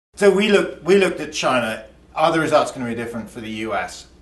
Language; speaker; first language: English; native; English